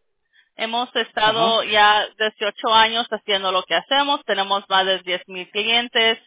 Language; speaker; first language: Spanish; early bilingual, other home language; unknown